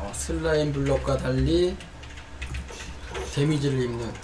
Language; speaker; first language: Korean; native; Korean